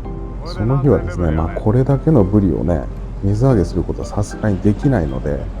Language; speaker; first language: Japanese; native; Japanese